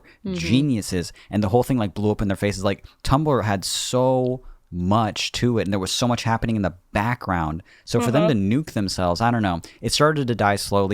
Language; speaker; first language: English; native; English